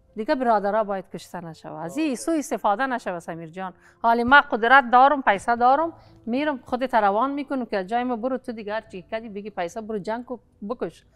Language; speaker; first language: Persian; non-native, local second language; Pashto